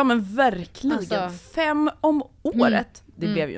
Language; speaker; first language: Swedish; native; Swedish